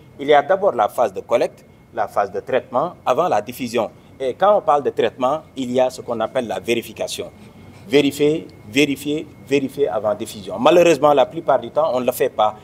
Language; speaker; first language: French; non-native, local second language; Wolof